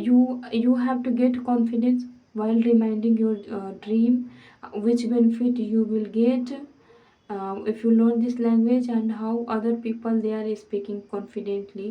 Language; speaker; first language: English; non-native, fluent; Hindi